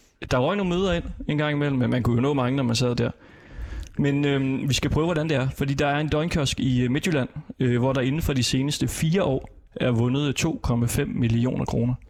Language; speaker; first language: Danish; native; Danish